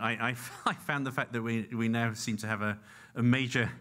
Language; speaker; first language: English; native; English